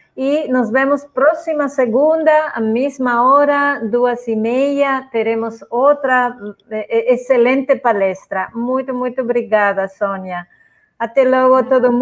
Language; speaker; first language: Portuguese; non-native, fluent; Spanish